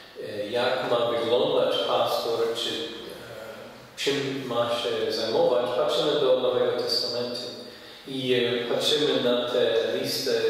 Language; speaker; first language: Polish; non-native, fluent; English